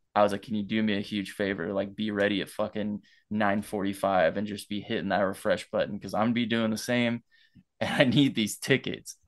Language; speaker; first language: English; native; English